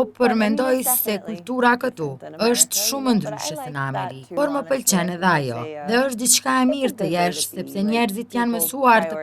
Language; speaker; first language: Albanian; non-native, fluent; English